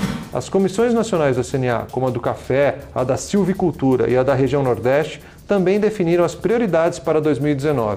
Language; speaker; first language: Portuguese; native; Portuguese